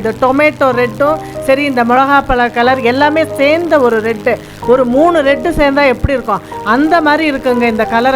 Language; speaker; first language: Tamil; native; Tamil